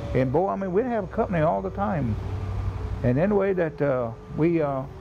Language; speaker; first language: English; native; English